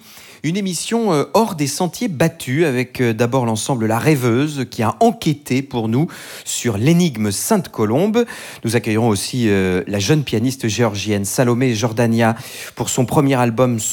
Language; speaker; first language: French; native; French